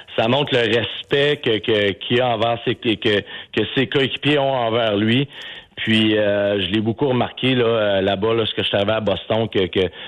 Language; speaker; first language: French; native; French